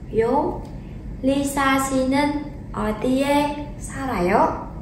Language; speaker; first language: Korean; non-native, fluent; Vietnamese